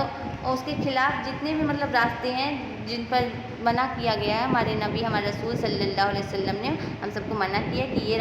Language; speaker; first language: Urdu; native; Urdu